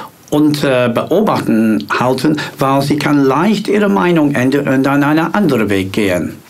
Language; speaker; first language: German; non-native, fluent; English